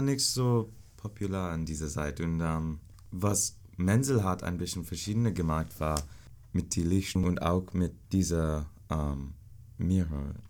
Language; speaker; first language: German; non-native, learner; English